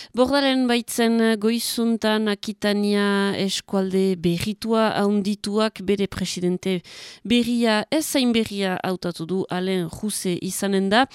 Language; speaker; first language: Basque; native; Basque